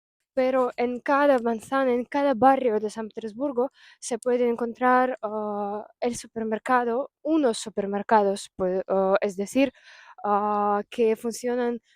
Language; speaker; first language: Spanish; non-native, fluent; Russian